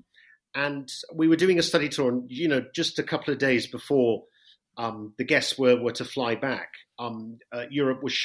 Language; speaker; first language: English; native; English